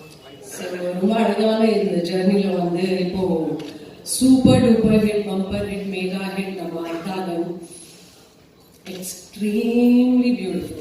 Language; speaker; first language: Tamil; non-native, fluent; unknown